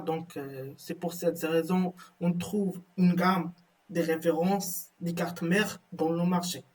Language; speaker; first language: French; non-native, local second language; Arabic